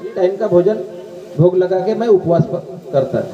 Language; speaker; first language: Hindi; non-native, local second language; Marathi